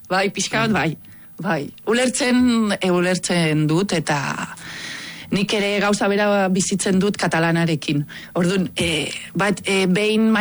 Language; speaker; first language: Basque; non-native, local second language; Catalan